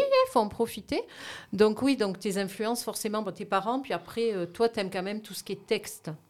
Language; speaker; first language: French; native; French